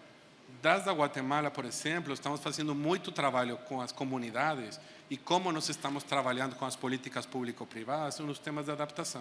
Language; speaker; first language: Portuguese; non-native, fluent; Spanish